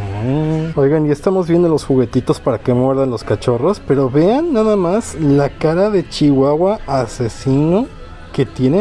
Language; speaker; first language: Spanish; native; Spanish